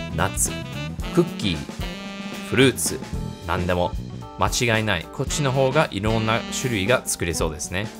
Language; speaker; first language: Japanese; non-native, fluent; English